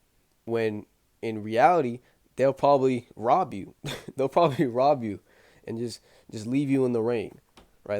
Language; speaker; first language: English; native; English